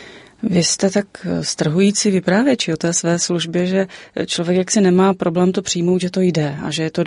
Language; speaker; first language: Czech; native; Czech